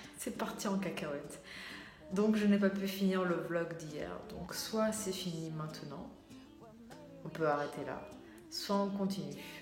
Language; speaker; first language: French; early bilingual, other home language; Portuguese